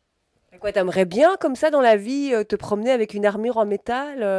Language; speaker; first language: French; native; French